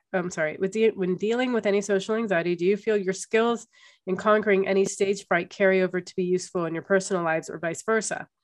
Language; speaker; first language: English; native; English